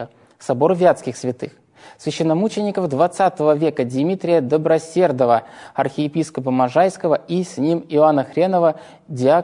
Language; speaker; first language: Russian; native; Russian